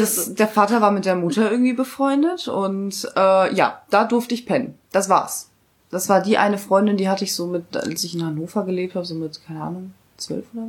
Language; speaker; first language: German; early bilingual, other home language; Russian